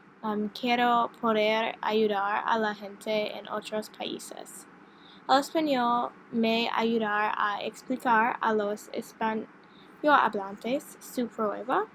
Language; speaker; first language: Spanish; non-native, learner; English